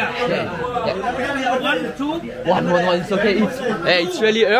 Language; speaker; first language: English; non-native, learner; French